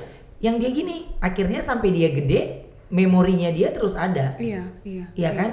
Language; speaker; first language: Indonesian; native; Indonesian